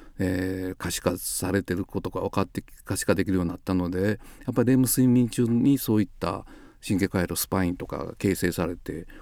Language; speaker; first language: Japanese; native; Japanese